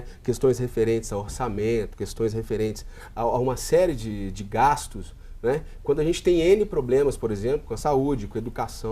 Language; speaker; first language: Portuguese; native; Portuguese